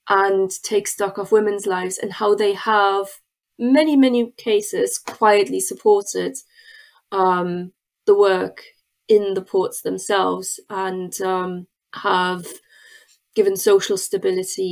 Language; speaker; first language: English; non-native, fluent; German